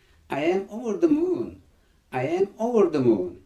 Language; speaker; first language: English; non-native, fluent; Turkish